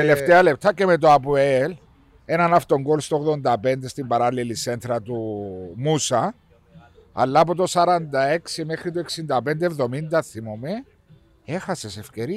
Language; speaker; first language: Greek; native; Greek